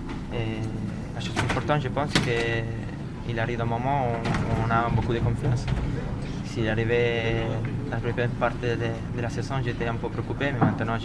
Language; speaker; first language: French; non-native, fluent; Italian